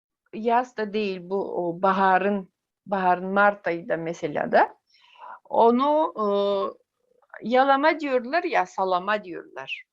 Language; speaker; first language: Turkish; non-native, fluent; Yakut